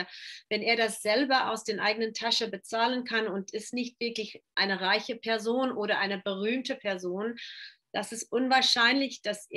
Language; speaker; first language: German; non-native, fluent; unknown